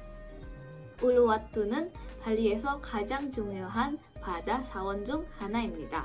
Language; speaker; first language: Korean; non-native, fluent; Indonesian